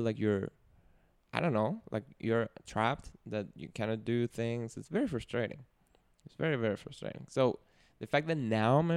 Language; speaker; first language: English; non-native, fluent; Spanish